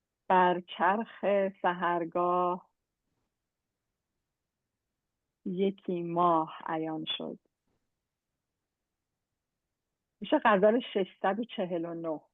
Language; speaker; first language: Persian; native; Persian